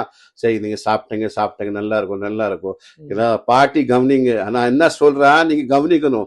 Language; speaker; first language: Tamil; non-native, fluent; Hindi